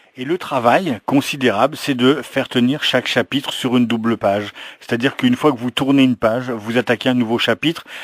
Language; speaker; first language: French; native; French